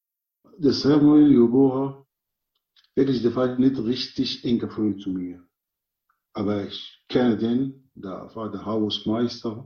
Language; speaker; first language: German; non-native, learner; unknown